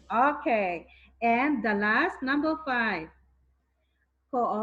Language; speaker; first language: English; non-native, fluent; Thai